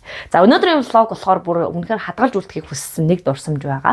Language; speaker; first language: Mongolian; native; Mongolian